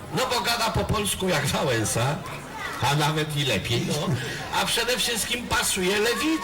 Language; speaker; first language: Polish; native; Polish